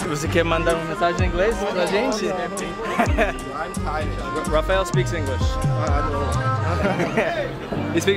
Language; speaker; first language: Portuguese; non-native, fluent; English